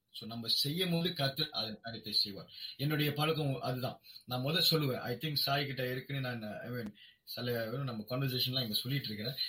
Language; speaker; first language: Tamil; non-native, local second language; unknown